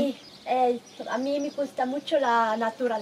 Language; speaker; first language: Spanish; non-native, learner; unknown